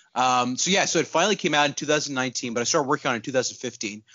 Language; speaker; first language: English; non-native, local second language; Urdu